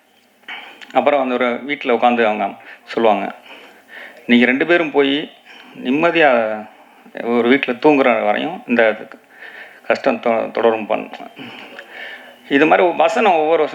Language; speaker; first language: Tamil; native; Tamil